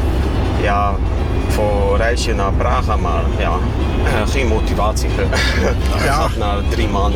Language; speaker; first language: Dutch; non-native, fluent; Kashubian